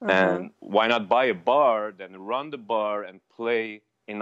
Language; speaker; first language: English; non-native, fluent; Armenian